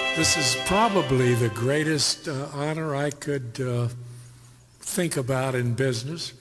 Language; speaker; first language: English; native; English